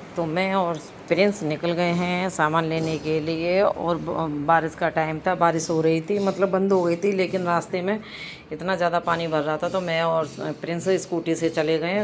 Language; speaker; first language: Hindi; native; Hindi